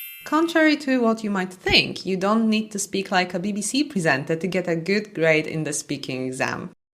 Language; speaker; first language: English; non-native, fluent; Polish